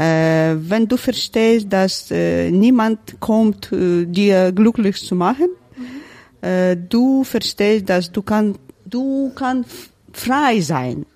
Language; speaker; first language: German; non-native, learner; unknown